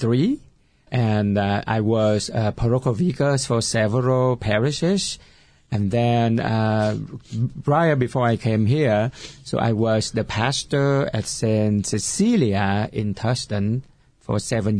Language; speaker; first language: English; non-native, fluent; Vietnamese